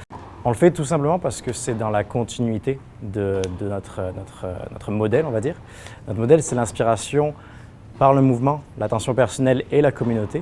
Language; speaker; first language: French; native; French